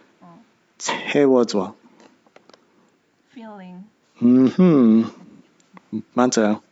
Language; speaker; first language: Korean; non-native, learner; English